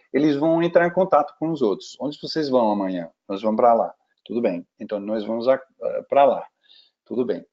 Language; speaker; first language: Portuguese; non-native, fluent; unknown